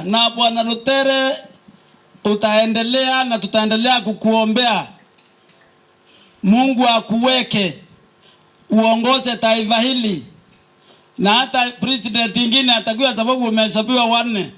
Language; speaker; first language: Swahili; non-native, local second language; Meru